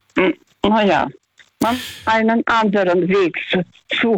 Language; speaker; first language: German; non-native, fluent; Russian